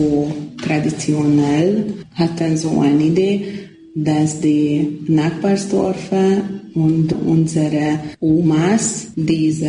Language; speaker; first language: German; non-native, local second language; Hungarian